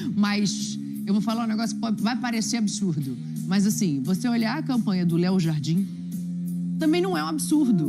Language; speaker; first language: Portuguese; native; Portuguese